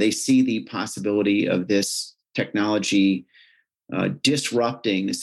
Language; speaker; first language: English; native; English